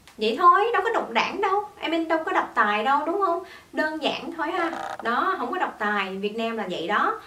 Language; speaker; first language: Vietnamese; early bilingual, heritage; Vietnamese